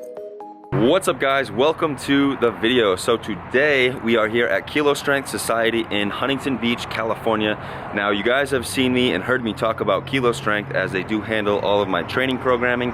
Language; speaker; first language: English; native; English